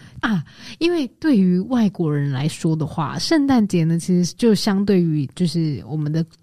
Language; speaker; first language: Chinese; native; Chinese